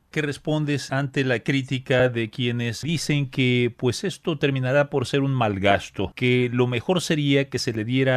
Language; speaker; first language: Spanish; native; Spanish